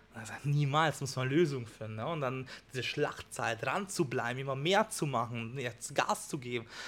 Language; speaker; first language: German; non-native, fluent; Hungarian